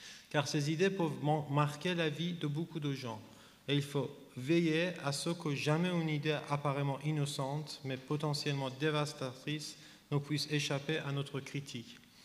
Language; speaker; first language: French; non-native, fluent; Persian